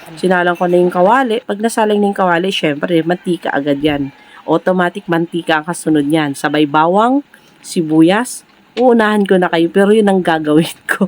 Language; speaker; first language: Filipino; non-native, local second language; Cebuano